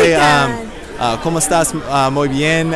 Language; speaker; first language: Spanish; non-native, learner; English